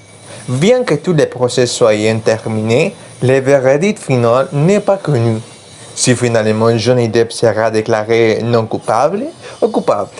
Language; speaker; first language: French; non-native, learner; Spanish